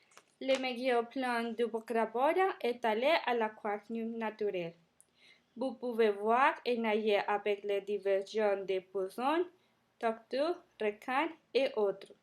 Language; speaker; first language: French; non-native, learner; Spanish